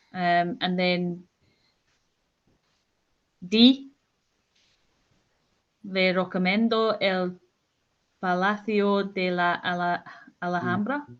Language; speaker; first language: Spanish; non-native, learner; English